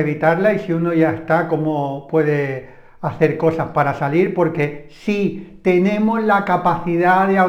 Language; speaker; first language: Spanish; native; Spanish